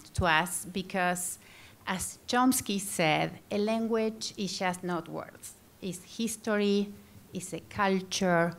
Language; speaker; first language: English; non-native, fluent; Spanish